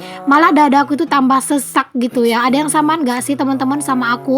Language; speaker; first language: Indonesian; native; Indonesian